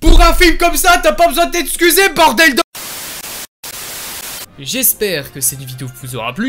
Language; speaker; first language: French; native; French